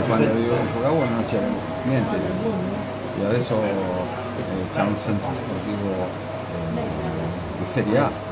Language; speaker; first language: Italian; non-native, fluent; Spanish